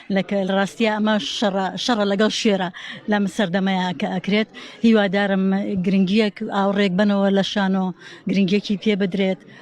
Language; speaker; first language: Central Kurdish; native; Central Kurdish